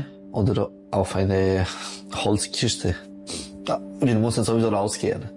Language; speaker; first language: German; non-native, local second language; French